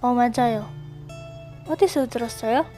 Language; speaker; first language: Korean; non-native, learner; Indonesian